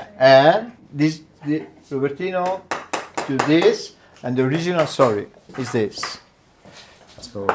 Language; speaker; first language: English; non-native, learner; Italian